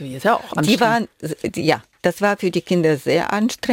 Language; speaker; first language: German; non-native, fluent; Ukrainian